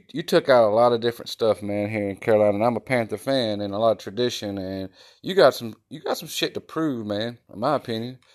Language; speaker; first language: English; native; English